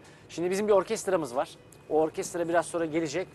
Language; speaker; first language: Turkish; native; Turkish